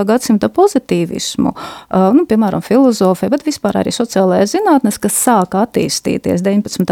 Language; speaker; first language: Latvian; non-native, local second language; Russian